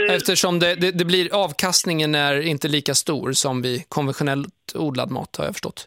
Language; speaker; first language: Swedish; native; Swedish